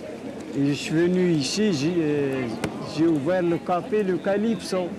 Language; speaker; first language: French; non-native, local second language; Arabic